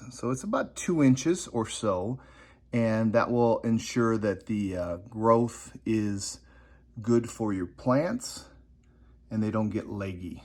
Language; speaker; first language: English; native; English